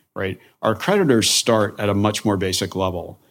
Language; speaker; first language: English; native; English